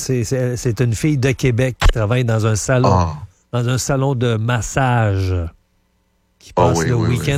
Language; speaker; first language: French; native; French